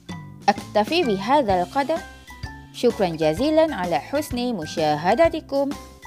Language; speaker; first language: Arabic; non-native, fluent; Malay